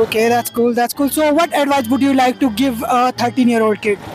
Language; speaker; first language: English; non-native, learner; Hindi